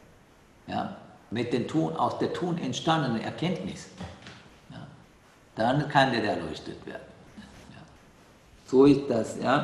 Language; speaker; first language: German; non-native, learner; Sinhala